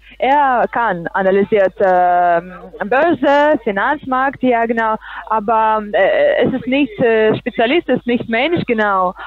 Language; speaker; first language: German; non-native, learner; Russian